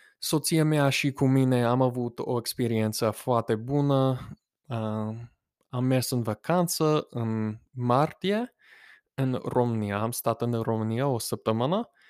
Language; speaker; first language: Romanian; non-native, fluent; English